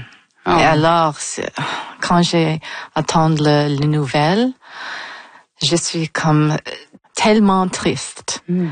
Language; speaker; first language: French; non-native, local second language; English